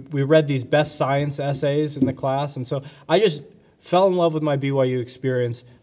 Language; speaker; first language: English; native; English